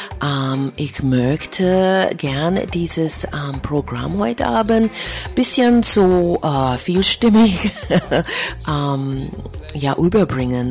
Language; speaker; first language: German; non-native, fluent; English